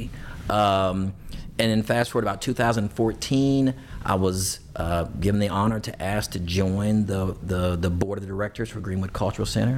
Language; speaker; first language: English; native; English